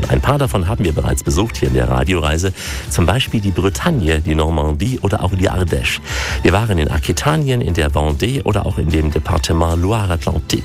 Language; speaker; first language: German; native; German